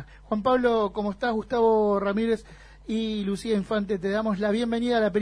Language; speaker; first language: Spanish; native; Spanish